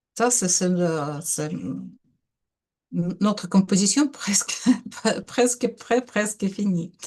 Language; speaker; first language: French; non-native, learner; Russian